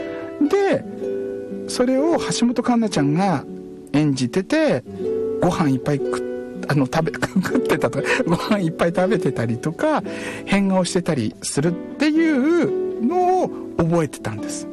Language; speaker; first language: Japanese; native; Japanese